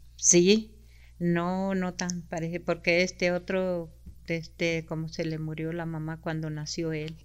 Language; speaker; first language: Spanish; non-native, local second language; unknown